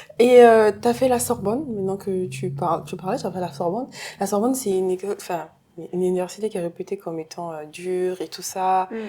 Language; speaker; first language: French; native; French